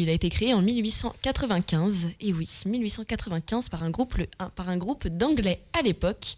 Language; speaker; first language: French; native; French